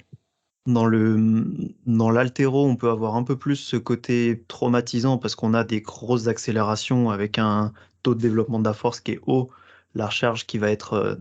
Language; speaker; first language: French; native; French